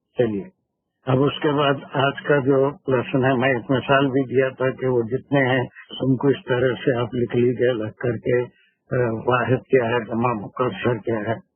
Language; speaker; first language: Urdu; native; Urdu